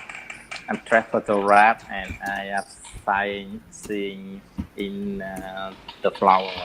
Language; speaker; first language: English; non-native, learner; Vietnamese